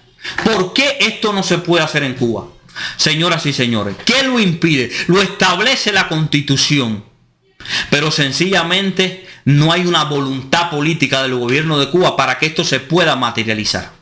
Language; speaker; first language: Spanish; native; Spanish